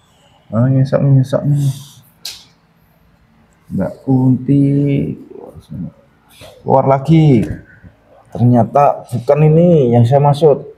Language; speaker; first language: Indonesian; native; Indonesian